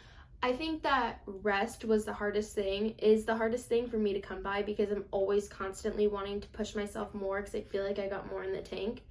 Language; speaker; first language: English; native; English